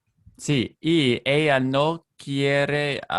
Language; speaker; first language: Spanish; non-native, learner; English